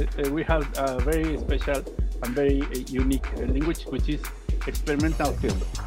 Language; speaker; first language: English; non-native, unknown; Spanish